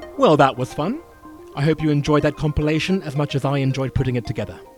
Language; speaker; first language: English; native; English